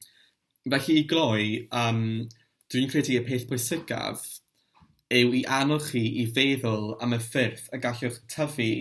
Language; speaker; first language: Welsh; non-native, local second language; English